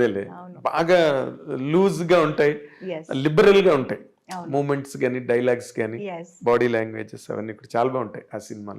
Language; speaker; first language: Telugu; native; Telugu